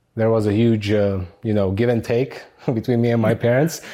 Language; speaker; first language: English; non-native, fluent; Arabic